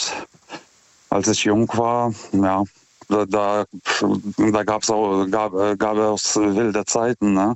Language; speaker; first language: German; native; German